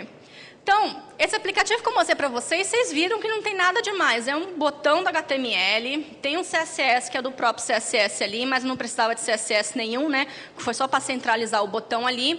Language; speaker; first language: Portuguese; native; Portuguese